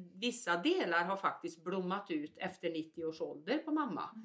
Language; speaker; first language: Swedish; native; Swedish